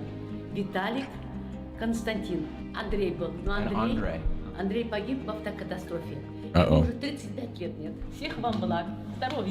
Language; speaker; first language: Russian; native; Russian